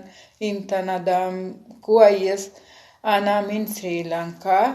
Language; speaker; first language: Arabic; non-native, learner; Sinhala